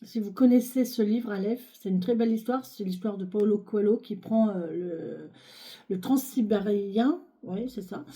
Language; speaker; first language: French; native; French